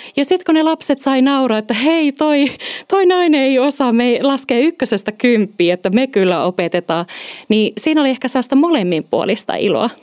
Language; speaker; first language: Finnish; native; Finnish